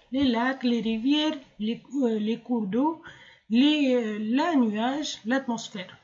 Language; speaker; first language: French; non-native, local second language; Arabic